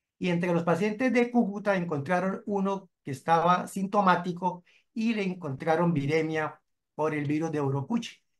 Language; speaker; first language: Spanish; native; Spanish